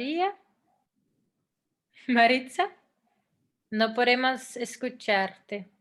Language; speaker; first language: Spanish; non-native, fluent; Dutch